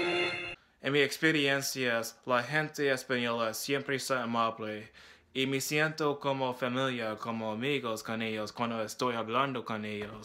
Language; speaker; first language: Spanish; non-native, learner; English